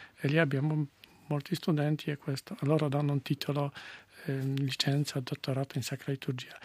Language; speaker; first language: Italian; non-native, fluent; Polish